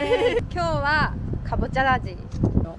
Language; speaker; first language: Japanese; native; Japanese